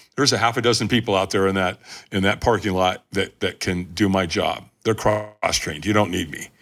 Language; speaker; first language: English; native; English